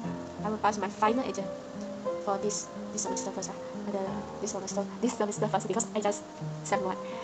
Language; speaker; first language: English; non-native, learner; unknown